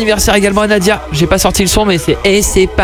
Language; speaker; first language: French; native; French